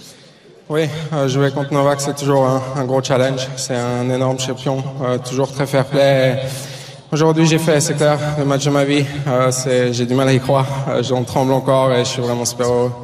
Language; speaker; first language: French; native; French